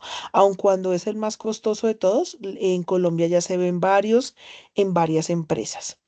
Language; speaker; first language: Spanish; native; Spanish